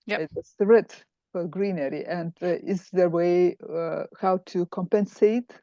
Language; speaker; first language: English; non-native, fluent; Lithuanian